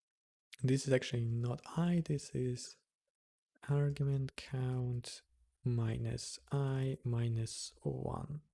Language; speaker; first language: English; non-native, fluent; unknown